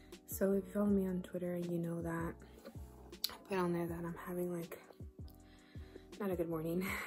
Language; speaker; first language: English; early bilingual, other home language; Spanish